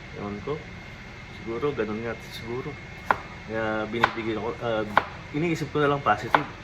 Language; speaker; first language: Filipino; non-native, local second language; Pampanga